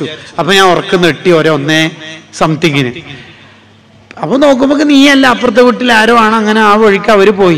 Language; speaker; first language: Malayalam; native; Malayalam